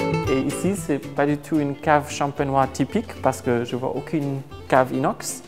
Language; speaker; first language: French; non-native, fluent; German